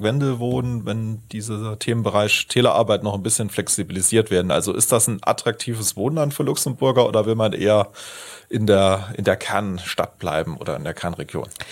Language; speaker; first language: German; native; German